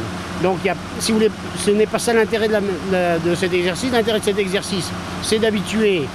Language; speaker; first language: French; native; French